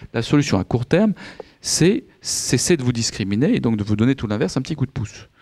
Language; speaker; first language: French; native; French